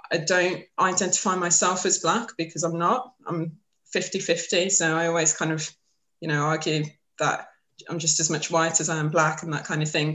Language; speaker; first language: English; native; English